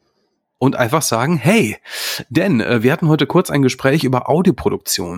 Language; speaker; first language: German; native; German